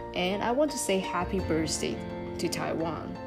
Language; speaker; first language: English; non-native, fluent; Chinese